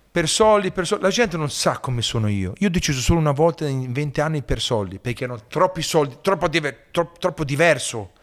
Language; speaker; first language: Italian; early bilingual, heritage; Italian